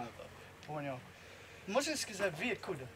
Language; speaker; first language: Russian; non-native, learner; English